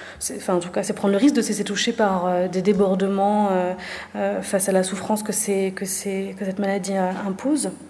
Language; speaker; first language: French; native; French